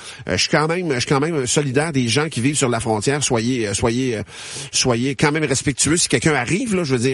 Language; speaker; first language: French; native; French